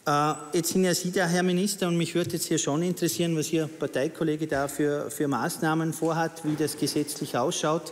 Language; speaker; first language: German; native; German